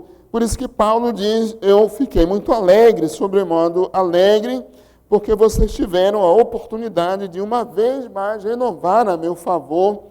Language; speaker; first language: Portuguese; native; Portuguese